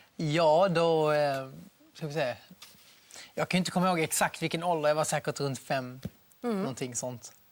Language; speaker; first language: Swedish; native; Swedish